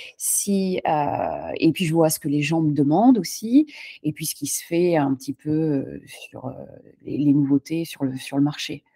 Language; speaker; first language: French; native; French